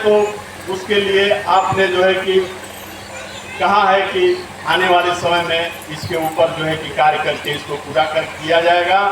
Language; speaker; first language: Hindi; native; Hindi